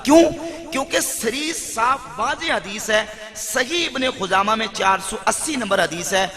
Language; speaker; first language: Urdu; non-native, local second language; Punjabi